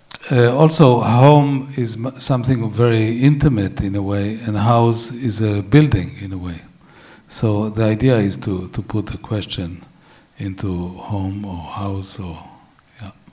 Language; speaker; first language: English; non-native, fluent; Hebrew